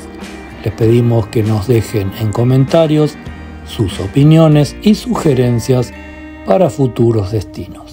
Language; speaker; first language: Spanish; native; Spanish